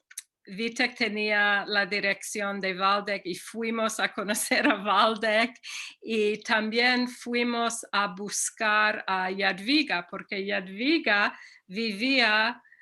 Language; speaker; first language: Spanish; non-native, fluent; English